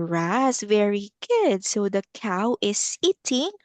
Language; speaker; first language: English; non-native, local second language; Filipino